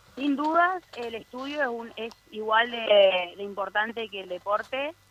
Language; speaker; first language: Spanish; native; Spanish